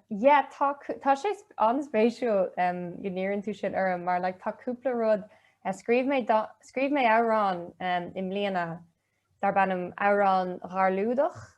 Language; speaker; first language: Irish; non-native, local second language; English